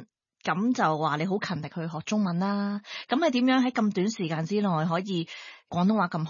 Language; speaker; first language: Cantonese; native; Cantonese